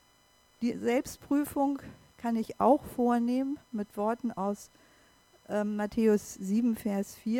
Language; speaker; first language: German; native; German